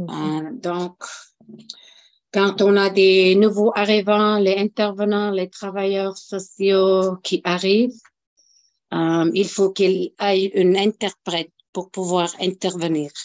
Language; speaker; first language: French; non-native, local second language; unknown